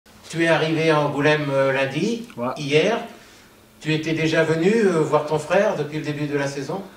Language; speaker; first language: French; native; French